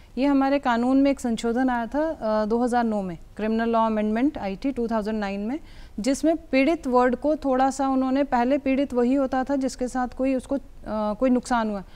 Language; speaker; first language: Hindi; native; Hindi